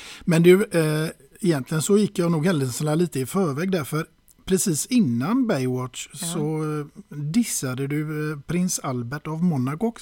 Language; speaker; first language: Swedish; native; Swedish